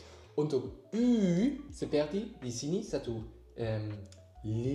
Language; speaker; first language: Indonesian; non-native, learner; German